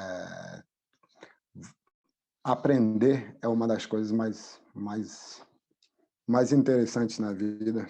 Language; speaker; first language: Portuguese; non-native, fluent; French